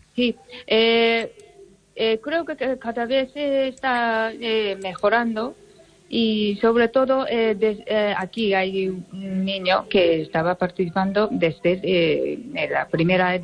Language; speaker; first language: Spanish; non-native, fluent; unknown